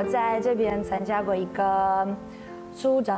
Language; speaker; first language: Chinese; non-native, fluent; Russian